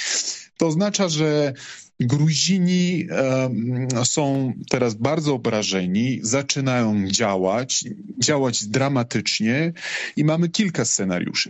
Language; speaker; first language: Polish; non-native, fluent; Georgian